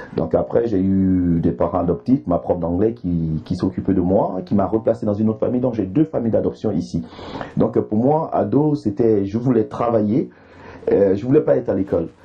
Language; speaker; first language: French; early bilingual, other home language; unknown